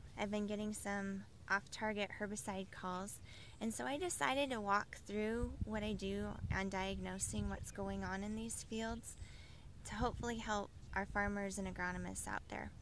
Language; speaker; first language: English; native; English